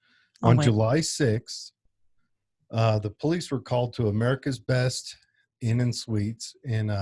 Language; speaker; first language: English; native; English